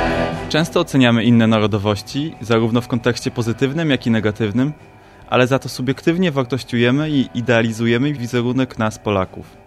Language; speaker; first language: Polish; native; Polish